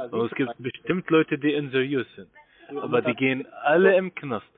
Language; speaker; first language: German; non-native, fluent; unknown